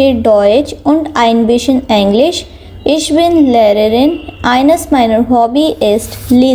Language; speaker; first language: German; non-native, fluent; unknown